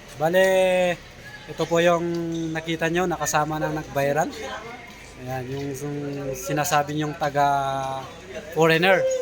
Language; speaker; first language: Filipino; non-native, local second language; Iloko